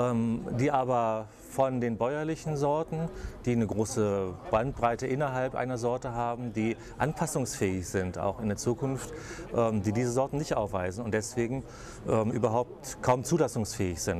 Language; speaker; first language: German; native; German